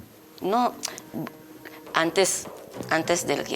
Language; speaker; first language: Spanish; non-native, learner; Arabic